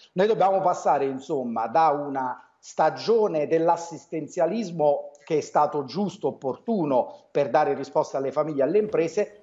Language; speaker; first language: Italian; native; Italian